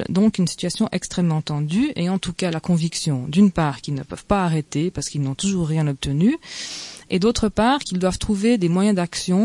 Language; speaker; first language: French; native; French